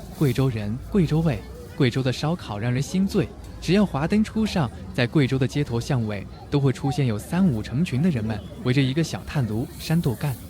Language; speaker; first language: Chinese; native; Chinese